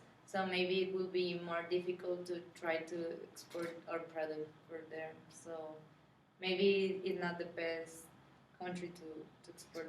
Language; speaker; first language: English; non-native, learner; Spanish